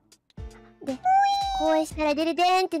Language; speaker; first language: Japanese; non-native, fluent; English